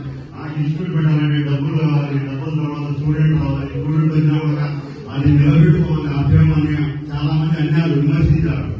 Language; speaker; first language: Telugu; native; Telugu